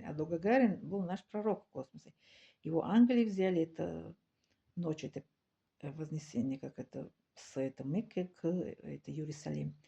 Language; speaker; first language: Russian; non-native, learner; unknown